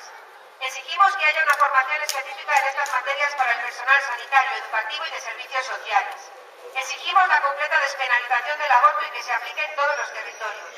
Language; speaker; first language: Spanish; native; Spanish